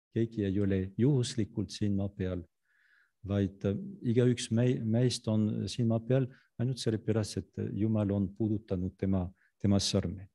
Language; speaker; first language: Estonian; non-native, fluent; French